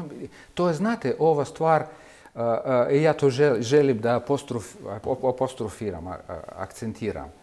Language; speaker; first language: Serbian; non-native, fluent; Russian